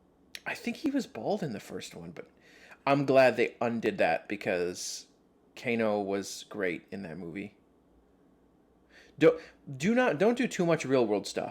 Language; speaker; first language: English; native; English